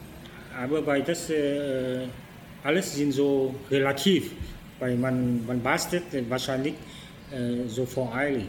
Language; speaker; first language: German; non-native, learner; Vietnamese